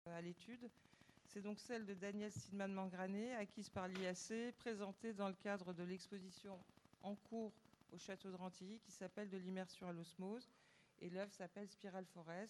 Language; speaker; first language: French; native; French